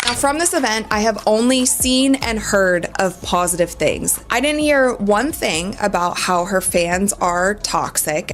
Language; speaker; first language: English; native; English